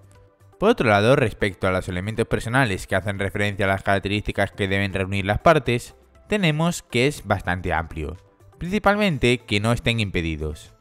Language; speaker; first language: Spanish; native; Spanish